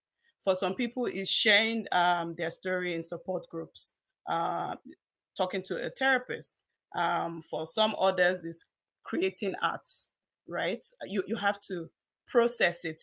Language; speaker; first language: English; non-native, local second language; Yoruba